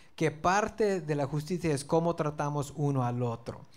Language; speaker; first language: Spanish; early bilingual, heritage; Spanish